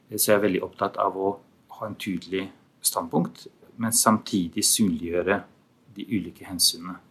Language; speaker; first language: Norwegian; non-native, fluent; Albanian